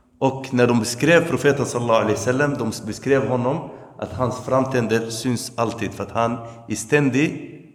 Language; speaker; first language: Swedish; early bilingual, other home language; Arabic